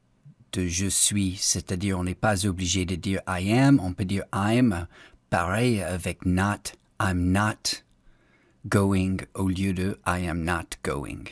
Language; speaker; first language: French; non-native, fluent; English